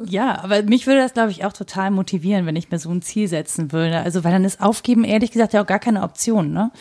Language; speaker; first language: German; native; German